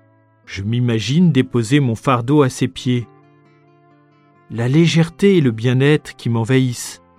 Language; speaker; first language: French; native; French